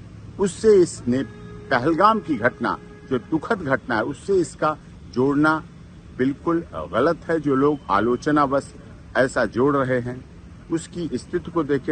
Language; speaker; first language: Hindi; native; Hindi